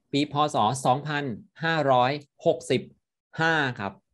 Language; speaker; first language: Thai; native; Thai